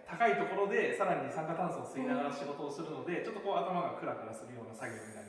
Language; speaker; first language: Japanese; native; Japanese